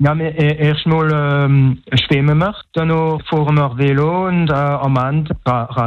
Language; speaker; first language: German; non-native, local second language; French